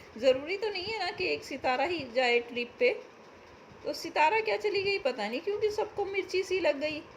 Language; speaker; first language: Urdu; native; Urdu